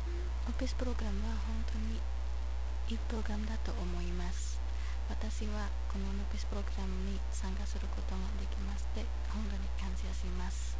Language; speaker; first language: Japanese; non-native, fluent; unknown